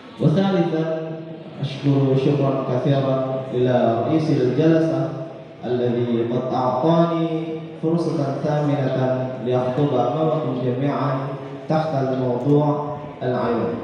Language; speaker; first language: Arabic; non-native, learner; Indonesian